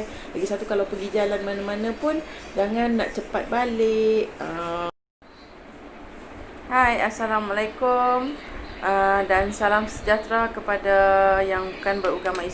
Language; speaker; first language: Malay; native; Malay